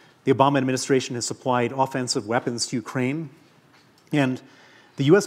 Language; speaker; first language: English; native; English